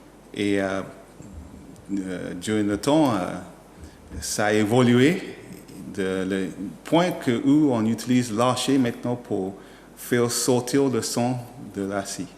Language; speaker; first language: French; non-native, learner; English